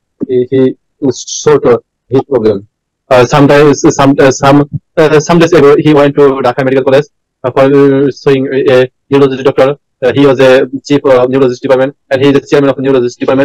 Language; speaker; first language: English; non-native, learner; Bangla